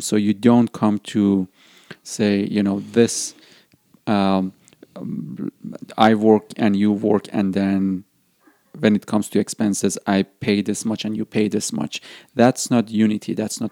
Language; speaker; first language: English; non-native, fluent; Persian